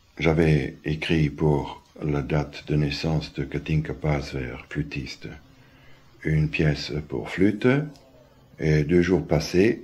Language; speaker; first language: French; non-native, fluent; German